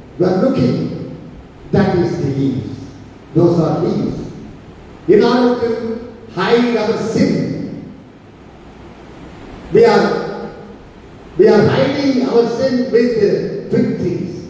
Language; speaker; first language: English; non-native, local second language; Tamil